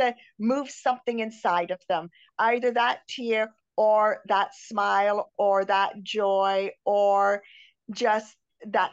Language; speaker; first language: English; native; English